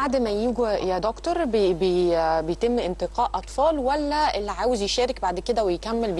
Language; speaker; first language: Arabic; native; Arabic